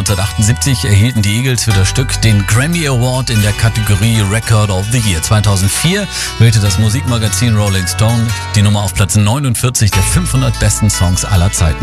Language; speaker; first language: German; native; German